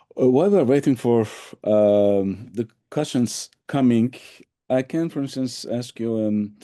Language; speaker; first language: English; non-native, fluent; Turkish